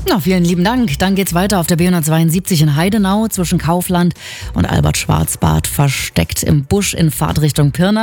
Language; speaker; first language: German; native; German